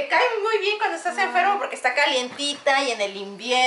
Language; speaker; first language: Spanish; native; Spanish